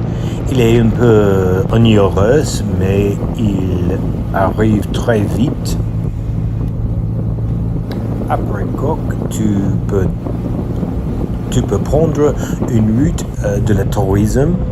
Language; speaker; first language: French; non-native, learner; English